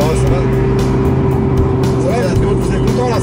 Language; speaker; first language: French; native; French